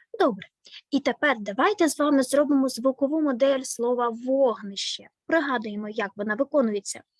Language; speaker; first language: Ukrainian; native; Ukrainian